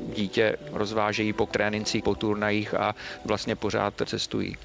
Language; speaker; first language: Czech; native; Czech